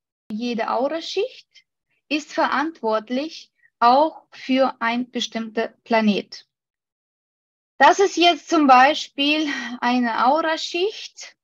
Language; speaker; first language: German; non-native, fluent; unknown